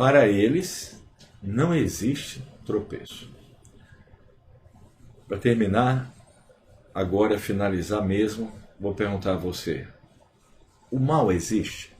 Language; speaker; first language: Portuguese; native; Portuguese